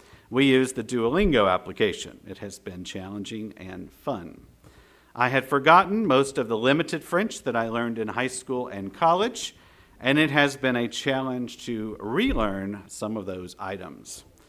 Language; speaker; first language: English; native; English